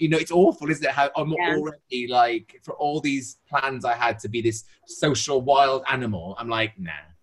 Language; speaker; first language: English; native; English